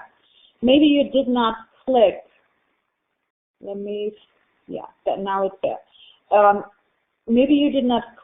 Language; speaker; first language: English; non-native, fluent; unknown